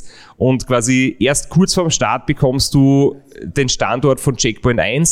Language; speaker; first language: German; native; German